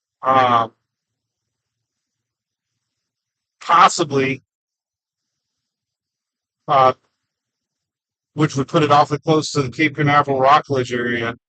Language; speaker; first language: English; native; English